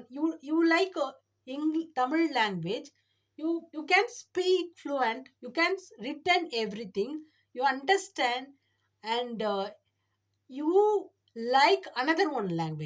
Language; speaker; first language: English; non-native, learner; Tamil